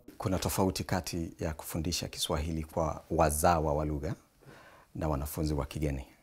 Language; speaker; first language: Swahili; non-native, local second language; Kikuyu